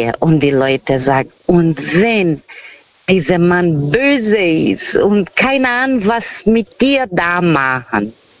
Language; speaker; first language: German; non-native, fluent; Portuguese